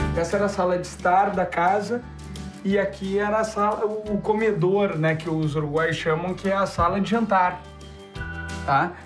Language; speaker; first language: Portuguese; native; Portuguese